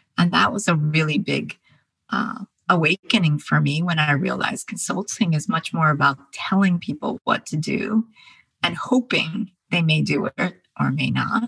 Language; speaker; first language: English; early bilingual, other home language; Korean